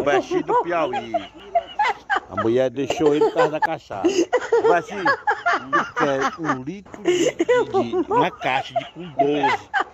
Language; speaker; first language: Portuguese; native; Portuguese